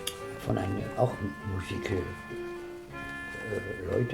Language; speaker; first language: German; non-native, learner; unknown